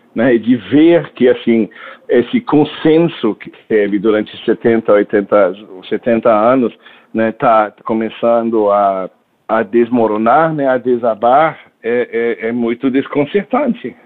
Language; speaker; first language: Portuguese; non-native, fluent; German